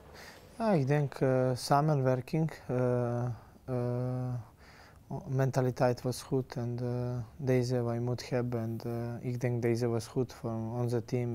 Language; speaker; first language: Dutch; non-native, learner; Serbian